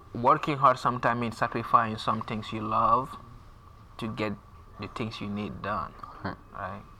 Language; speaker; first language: English; non-native, fluent; French